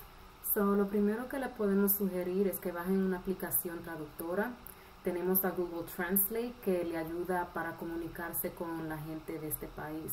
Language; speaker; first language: Spanish; early bilingual, heritage; Spanish